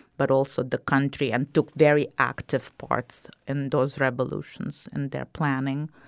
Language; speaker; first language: English; non-native, fluent; Russian